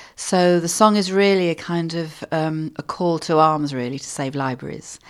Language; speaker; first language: English; native; English